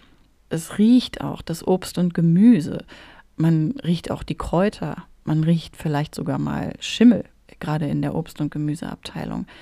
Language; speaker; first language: German; native; German